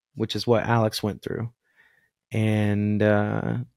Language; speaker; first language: English; native; English